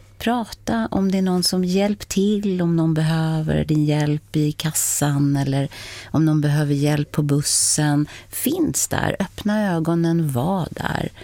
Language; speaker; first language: Swedish; early bilingual, heritage; Swedish